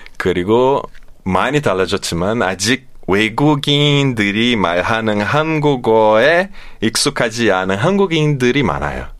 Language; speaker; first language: Korean; non-native, fluent; Portuguese